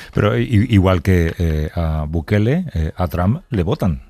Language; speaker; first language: Spanish; native; Spanish